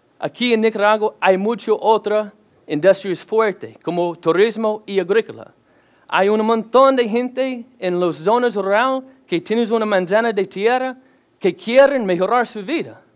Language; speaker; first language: Spanish; non-native, learner; English